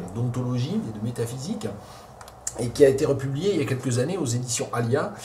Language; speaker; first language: French; native; French